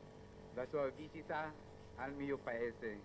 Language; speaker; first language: Italian; non-native, fluent; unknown